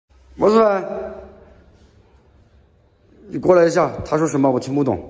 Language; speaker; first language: Chinese; native; Chinese